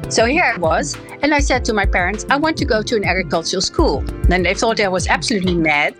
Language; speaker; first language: English; non-native, fluent; French